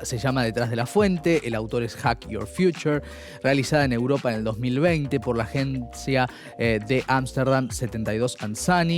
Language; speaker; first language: Spanish; native; Spanish